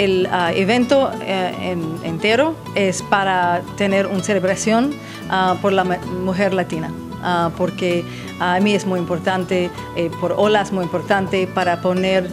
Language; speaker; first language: Spanish; early bilingual, heritage; English